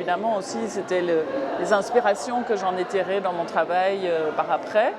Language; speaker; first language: French; native; French